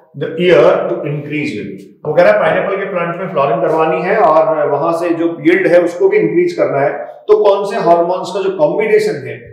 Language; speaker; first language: Hindi; native; Hindi